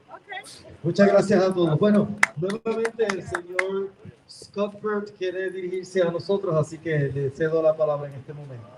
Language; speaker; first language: Spanish; native; Spanish